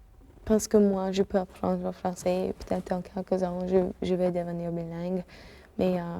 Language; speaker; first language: French; non-native, fluent; English